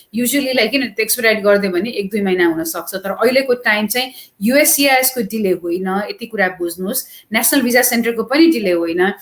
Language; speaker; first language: Nepali; native; Nepali